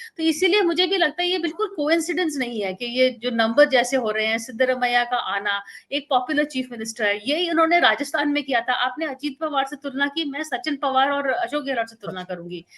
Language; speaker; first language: Hindi; native; Hindi